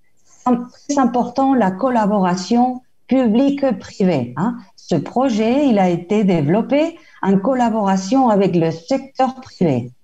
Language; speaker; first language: French; non-native, fluent; Spanish